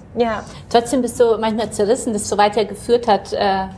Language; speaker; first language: German; early bilingual, other home language; Polish